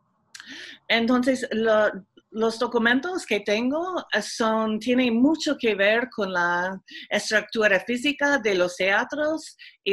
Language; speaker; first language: Spanish; non-native, fluent; English